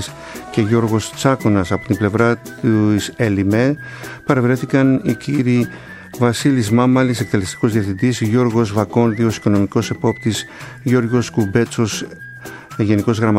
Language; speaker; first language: Greek; native; Greek